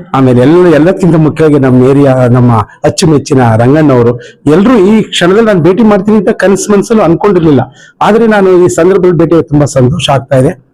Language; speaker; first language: Kannada; native; Kannada